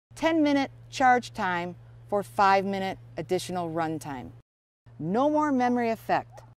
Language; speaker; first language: English; native; English